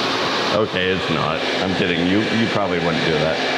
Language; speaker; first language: English; native; English